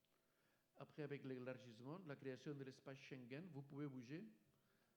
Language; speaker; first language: French; non-native, fluent; Spanish